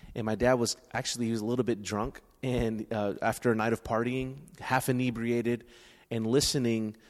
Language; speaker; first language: English; native; English